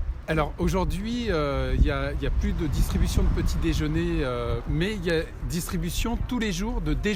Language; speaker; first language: French; native; French